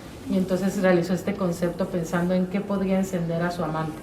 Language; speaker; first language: Spanish; native; Spanish